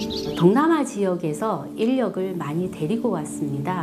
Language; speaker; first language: Korean; native; Korean